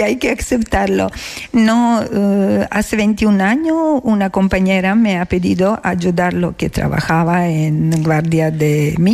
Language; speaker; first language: Spanish; non-native, fluent; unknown